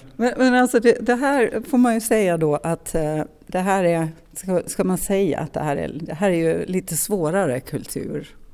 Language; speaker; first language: Swedish; native; Swedish